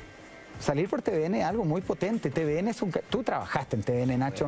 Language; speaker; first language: Spanish; native; Spanish